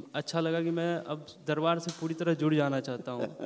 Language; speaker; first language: Hindi; native; Hindi